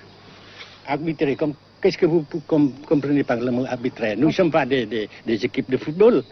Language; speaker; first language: French; non-native, fluent; Vietnamese